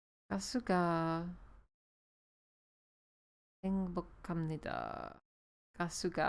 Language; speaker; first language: Korean; non-native, learner; English